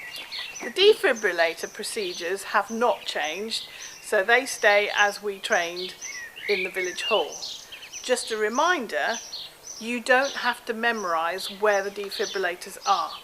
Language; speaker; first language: English; native; English